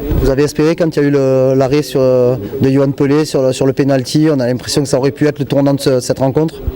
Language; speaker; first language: French; native; French